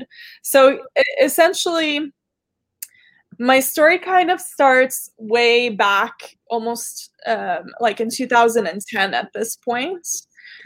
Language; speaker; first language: English; early bilingual, other home language; Arabic